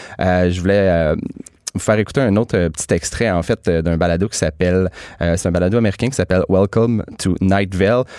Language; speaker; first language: French; native; French